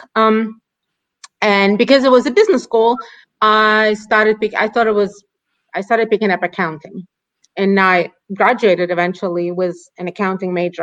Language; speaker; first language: English; non-native, fluent; Ukrainian